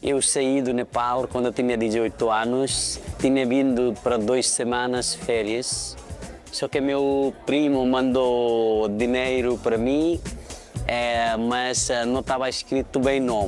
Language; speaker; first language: Portuguese; non-native, fluent; Nepali